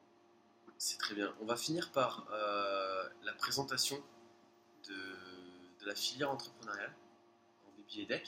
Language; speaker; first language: French; native; French